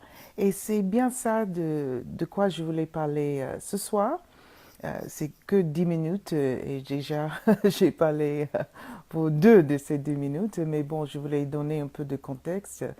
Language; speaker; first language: French; non-native, fluent; English